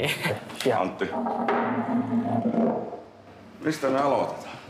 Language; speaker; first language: Finnish; native; Finnish